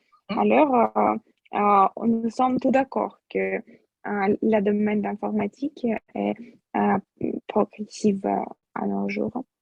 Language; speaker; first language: French; non-native, fluent; Russian